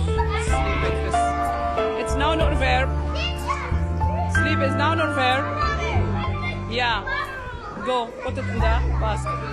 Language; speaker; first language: English; non-native, learner; Arabic